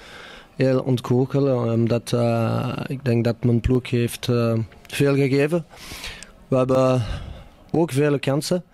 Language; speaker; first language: Dutch; non-native, fluent; French